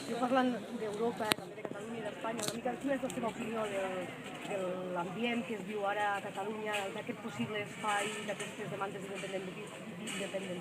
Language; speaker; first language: Catalan; native; Catalan